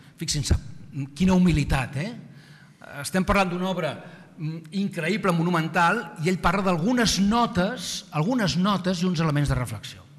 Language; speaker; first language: Catalan; native; Catalan